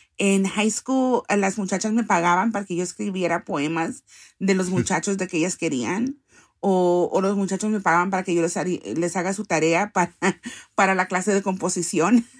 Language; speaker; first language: Spanish; early bilingual, heritage; Spanish